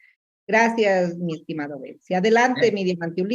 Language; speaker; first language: Spanish; native; Spanish